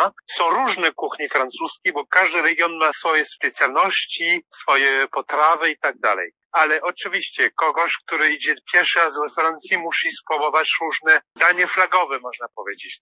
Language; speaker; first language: Polish; non-native, fluent; French